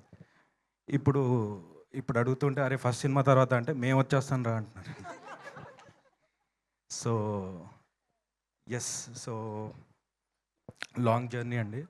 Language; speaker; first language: Telugu; native; Telugu